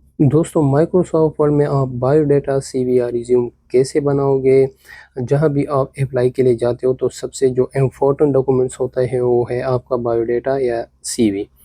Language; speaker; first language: Urdu; non-native, local second language; Pashto